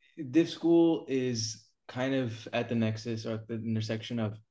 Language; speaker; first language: English; native; English